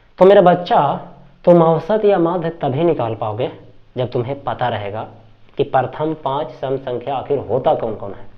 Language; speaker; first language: Hindi; native; Hindi